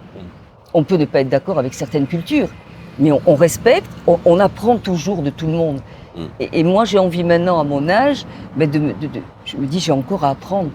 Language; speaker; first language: French; native; French